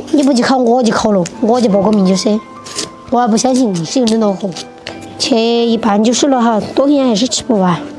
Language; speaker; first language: Chinese; native; Chinese